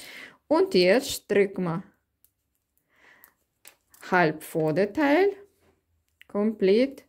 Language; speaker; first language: German; non-native, learner; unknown